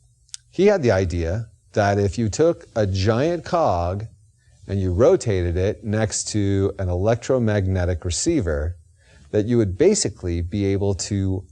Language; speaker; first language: English; native; English